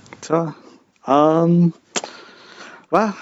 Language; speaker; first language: Korean; non-native, learner; English